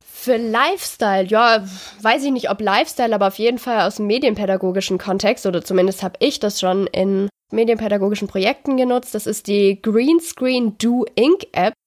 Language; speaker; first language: German; native; German